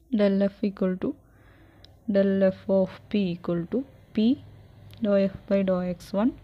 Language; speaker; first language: English; non-native, local second language; Malayalam